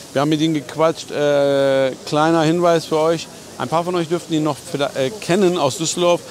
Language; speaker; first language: German; early bilingual, other home language; Persian